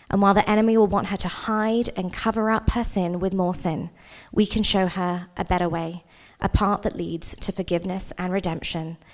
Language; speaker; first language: English; native; English